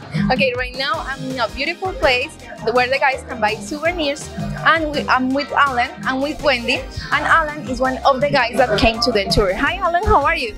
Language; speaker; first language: English; non-native, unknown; Spanish